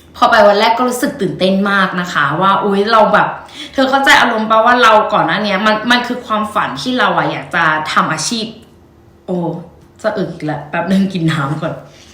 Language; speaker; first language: Thai; native; Thai